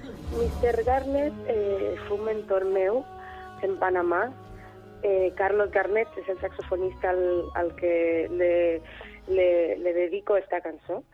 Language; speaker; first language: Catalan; non-native, learner; Spanish